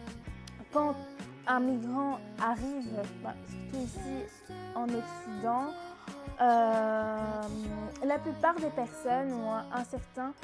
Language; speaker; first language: French; native; French